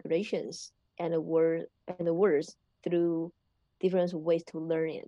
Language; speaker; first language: English; non-native, learner; Chinese